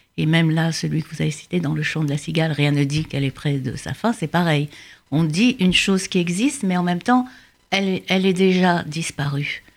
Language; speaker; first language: French; native; French